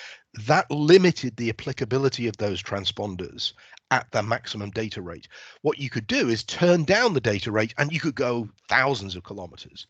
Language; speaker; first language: English; native; English